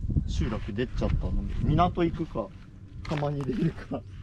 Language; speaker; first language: Japanese; native; Japanese